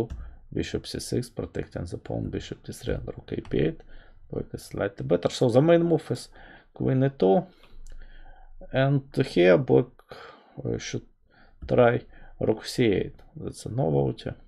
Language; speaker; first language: English; non-native, fluent; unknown